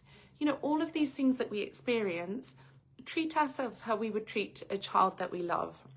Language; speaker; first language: English; native; English